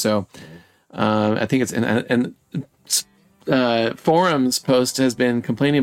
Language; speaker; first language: English; native; English